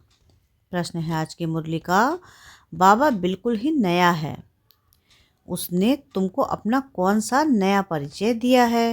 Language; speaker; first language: Hindi; native; Hindi